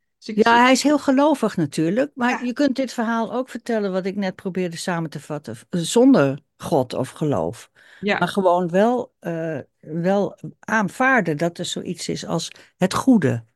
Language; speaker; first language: Dutch; native; Dutch